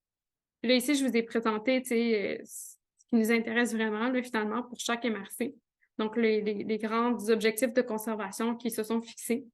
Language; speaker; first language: French; native; French